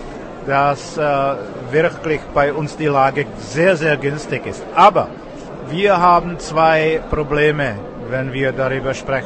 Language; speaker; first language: German; non-native, fluent; Czech